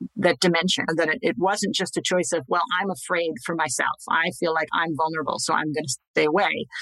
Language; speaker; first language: English; native; English